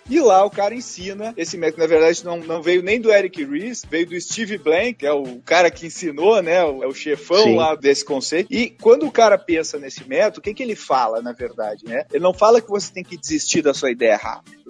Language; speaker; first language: Portuguese; native; Portuguese